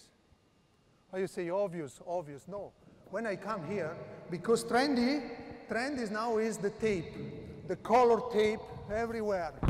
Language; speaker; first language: English; non-native, learner; Italian